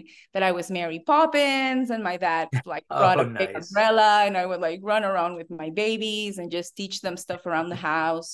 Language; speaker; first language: English; non-native, fluent; Spanish